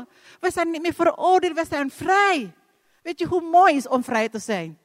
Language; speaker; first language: Dutch; non-native, fluent; Indonesian